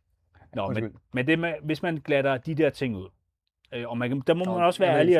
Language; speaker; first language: Danish; native; Danish